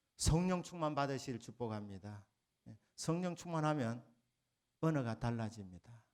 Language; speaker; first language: Korean; native; Korean